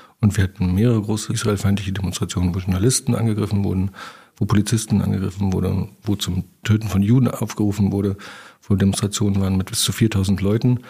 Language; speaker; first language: German; native; German